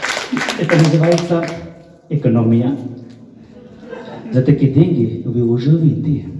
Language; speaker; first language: Russian; non-native, fluent; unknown